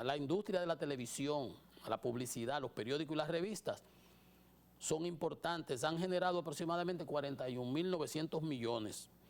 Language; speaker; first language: Spanish; native; Spanish